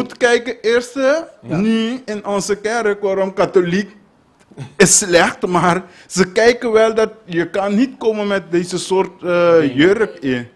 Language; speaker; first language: Dutch; non-native, learner; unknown